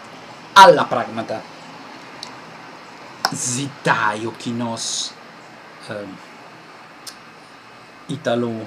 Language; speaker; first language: Greek; non-native, fluent; Italian